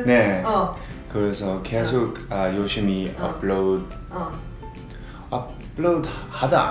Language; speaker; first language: Korean; non-native, learner; English